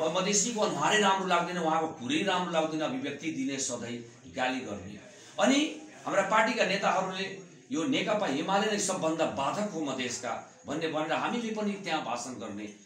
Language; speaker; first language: Nepali; non-native, local second language; Bhojpuri